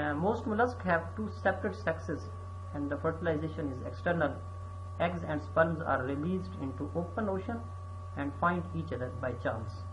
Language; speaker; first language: English; non-native, local second language; Urdu